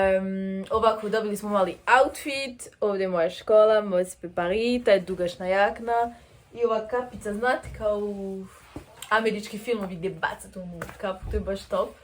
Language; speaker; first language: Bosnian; early bilingual, heritage; Serbian